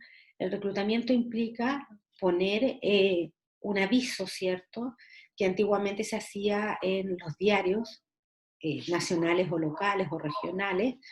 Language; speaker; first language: Spanish; native; Spanish